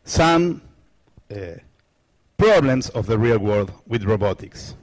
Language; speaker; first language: English; non-native, learner; Spanish